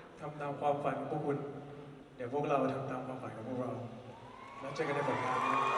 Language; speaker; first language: Thai; native; Thai